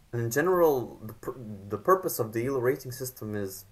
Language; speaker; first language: English; non-native, fluent; Macedonian